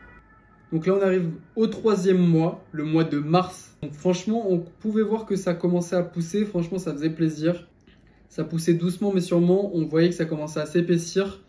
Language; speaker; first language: French; native; French